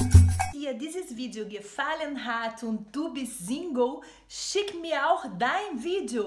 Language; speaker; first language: German; non-native, fluent; Portuguese